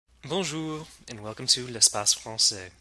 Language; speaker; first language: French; non-native, fluent; English